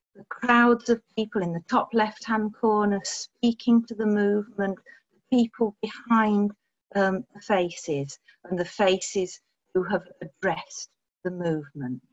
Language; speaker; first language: English; native; English